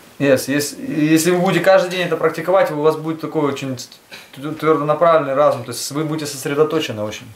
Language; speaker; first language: Russian; native; Russian